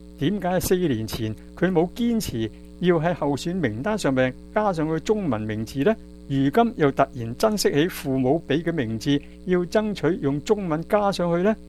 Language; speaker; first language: Chinese; non-native, local second language; Cantonese